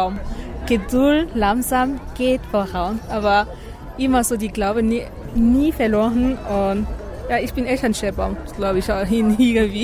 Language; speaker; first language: German; non-native, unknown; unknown